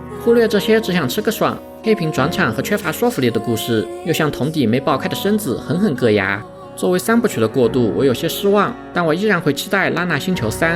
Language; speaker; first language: Chinese; native; Chinese